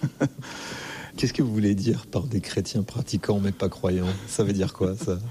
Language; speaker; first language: French; native; French